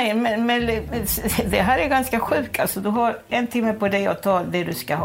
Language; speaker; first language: Swedish; non-native, fluent; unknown